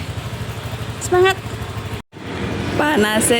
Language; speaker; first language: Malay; non-native, local second language; Javanese